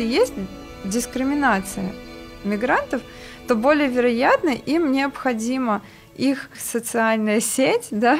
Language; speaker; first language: Russian; native; Russian